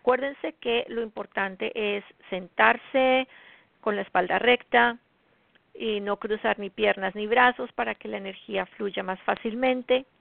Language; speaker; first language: Spanish; native; Spanish